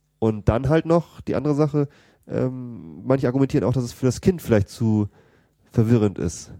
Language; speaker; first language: German; native; German